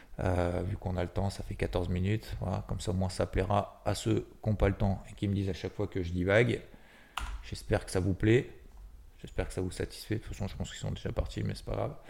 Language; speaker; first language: French; native; French